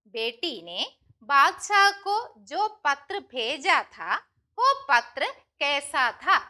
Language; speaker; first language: Hindi; non-native, local second language; Malayalam